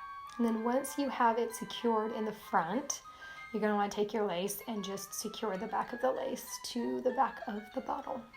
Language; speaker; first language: English; native; English